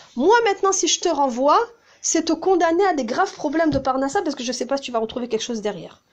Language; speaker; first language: French; early bilingual, heritage; Hebrew